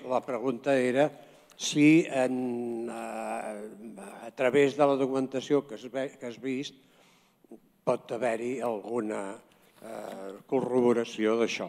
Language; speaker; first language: Catalan; native; Catalan